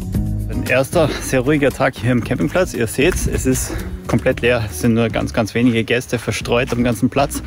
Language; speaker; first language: German; native; German